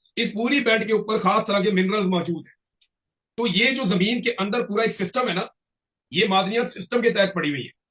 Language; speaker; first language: Urdu; non-native, local second language; Punjabi